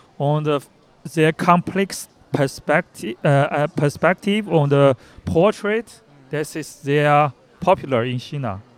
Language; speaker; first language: German; non-native, learner; Chinese